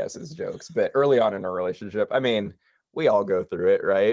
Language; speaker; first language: English; native; English